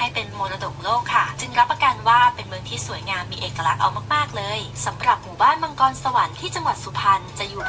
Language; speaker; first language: Thai; native; Thai